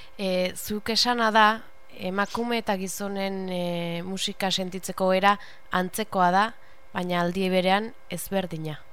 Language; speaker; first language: Basque; native; Basque